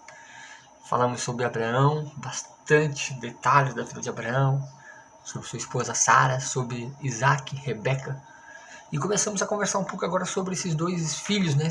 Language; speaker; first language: Portuguese; native; Portuguese